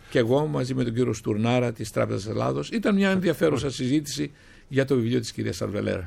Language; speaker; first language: Greek; native; Greek